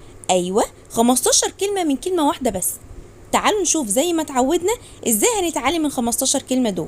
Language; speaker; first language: Arabic; native; Arabic